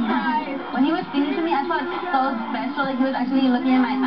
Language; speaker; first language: English; early bilingual, other home language; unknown